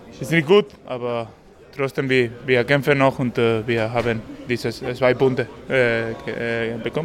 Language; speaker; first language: German; non-native, learner; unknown